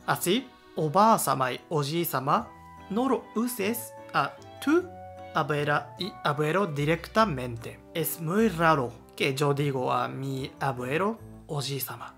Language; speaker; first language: Spanish; non-native, learner; Japanese